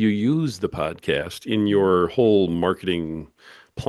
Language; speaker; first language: English; native; English